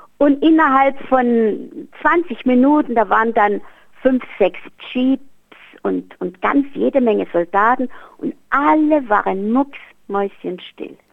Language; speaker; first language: German; native; German